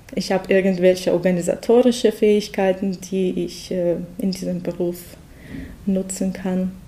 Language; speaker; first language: German; non-native, fluent; Russian